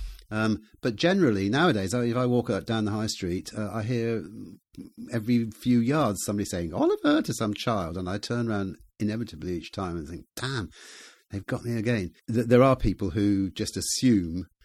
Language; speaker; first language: English; native; English